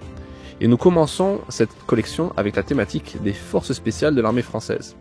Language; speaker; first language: French; native; French